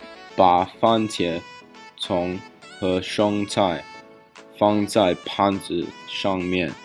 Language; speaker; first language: Chinese; non-native, learner; English